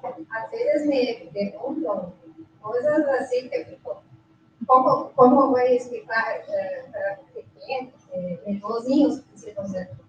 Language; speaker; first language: Spanish; non-native, learner; Portuguese